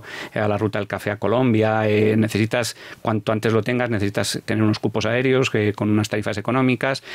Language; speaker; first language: Spanish; native; Spanish